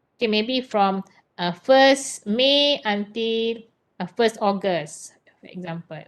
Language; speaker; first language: English; non-native, local second language; Malay